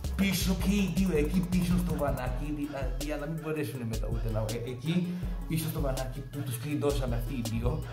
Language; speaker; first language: Greek; non-native, fluent; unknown